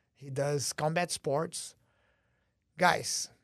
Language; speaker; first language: English; early bilingual, other home language; Portuguese